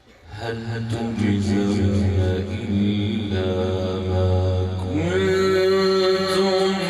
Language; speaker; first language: Arabic; native; Arabic